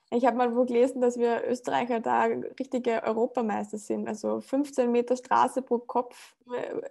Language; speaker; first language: German; native; German